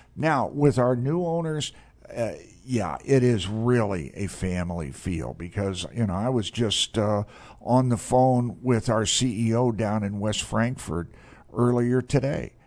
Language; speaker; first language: English; native; English